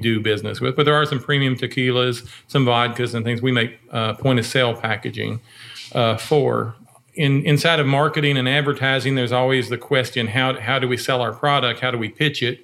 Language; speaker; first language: English; native; English